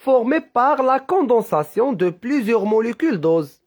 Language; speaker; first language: French; non-native, local second language; Arabic